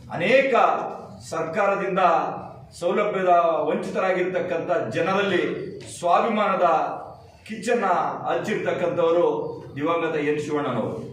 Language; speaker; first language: Kannada; native; Kannada